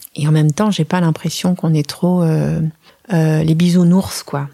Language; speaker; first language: French; native; French